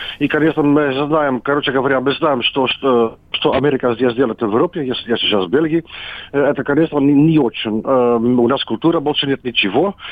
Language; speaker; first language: Russian; non-native, learner; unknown